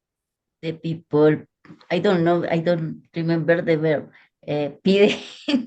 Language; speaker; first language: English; non-native, learner; Spanish